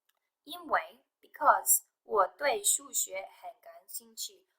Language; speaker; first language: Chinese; non-native, fluent; English